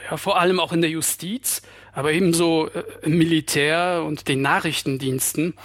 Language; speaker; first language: German; non-native, fluent; Polish